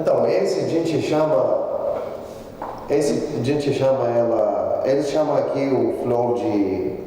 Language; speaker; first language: Portuguese; non-native, learner; Arabic